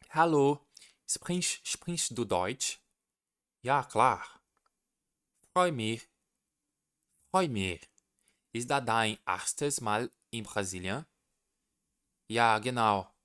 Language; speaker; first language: German; non-native, learner; Portuguese